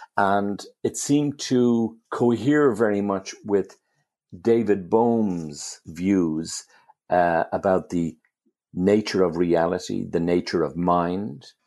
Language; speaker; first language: English; native; English